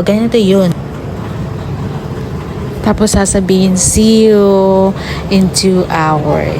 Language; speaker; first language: Filipino; native; Filipino